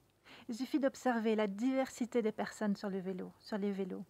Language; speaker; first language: French; native; French